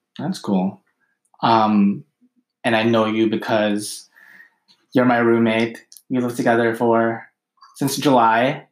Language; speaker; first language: English; early bilingual, other home language; Filipino